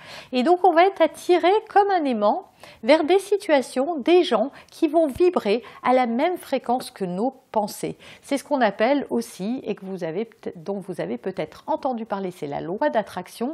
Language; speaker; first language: French; native; French